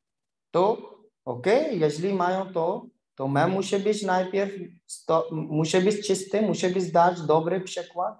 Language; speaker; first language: Polish; non-native, learner; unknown